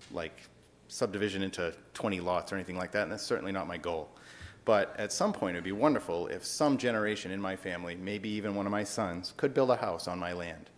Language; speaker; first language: English; native; English